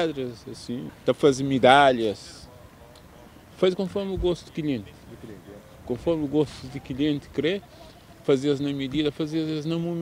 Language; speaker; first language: Portuguese; non-native, local second language; Kabuverdianu